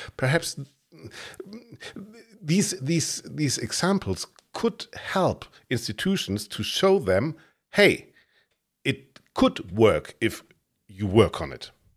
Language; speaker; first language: English; non-native, fluent; German